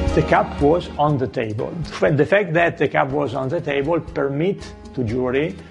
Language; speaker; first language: English; non-native, fluent; Italian